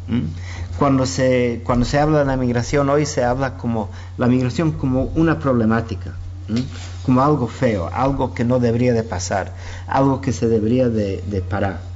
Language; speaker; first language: Spanish; non-native, fluent; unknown